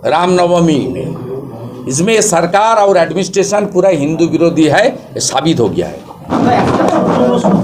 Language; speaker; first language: Hindi; non-native, local second language; Bangla